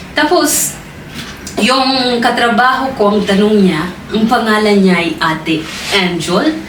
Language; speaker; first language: Filipino; non-native, fluent; Swahili